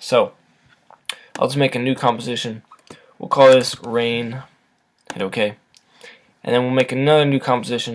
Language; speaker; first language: English; native; English